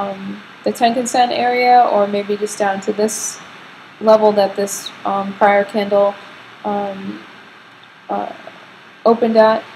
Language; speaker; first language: English; native; English